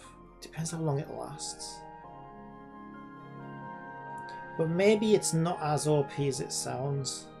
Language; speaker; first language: English; native; English